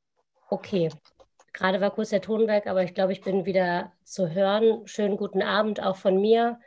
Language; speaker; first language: German; native; German